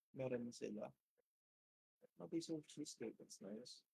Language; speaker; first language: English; non-native, local second language; Filipino